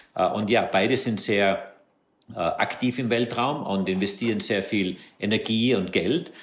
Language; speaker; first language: German; native; German